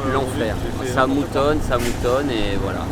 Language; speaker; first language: French; native; French